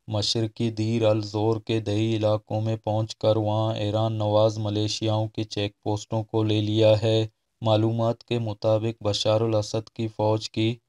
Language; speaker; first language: Urdu; non-native, local second language; Baluchi